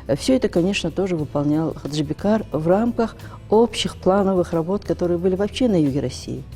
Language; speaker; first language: Russian; non-native, local second language; Ingush